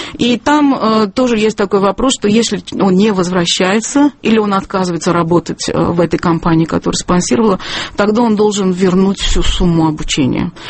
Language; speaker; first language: Russian; non-native, local second language; Azerbaijani